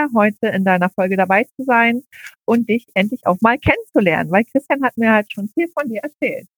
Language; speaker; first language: German; native; German